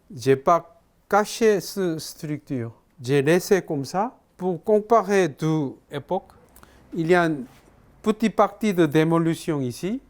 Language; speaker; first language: French; non-native, fluent; Korean